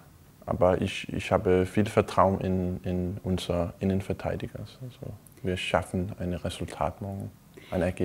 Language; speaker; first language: German; non-native, fluent; Danish